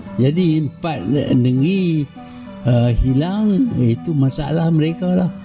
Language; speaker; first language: Malay; native; Malay